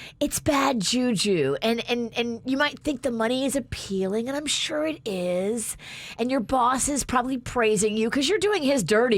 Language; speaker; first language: English; native; English